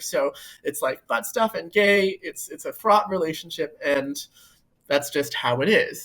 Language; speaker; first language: English; native; English